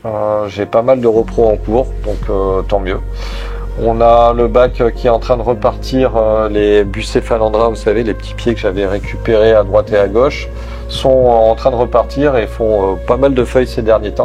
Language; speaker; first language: French; native; French